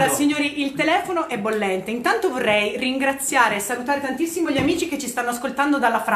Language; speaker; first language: Italian; native; Italian